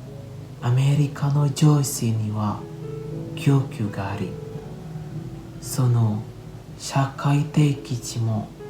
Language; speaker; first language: Japanese; non-native, learner; Indonesian